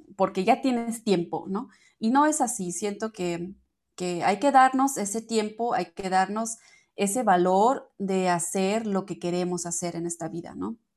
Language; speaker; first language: Spanish; non-native, fluent; German